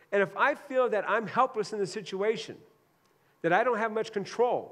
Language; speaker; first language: English; native; English